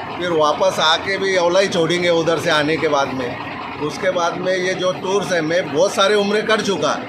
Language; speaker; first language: Hindi; non-native, local second language; Urdu